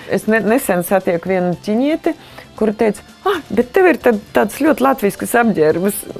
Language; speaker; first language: Latvian; non-native, fluent; Russian